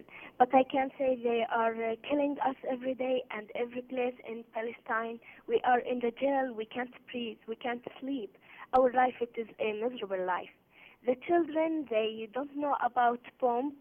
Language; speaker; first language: English; non-native, learner; Arabic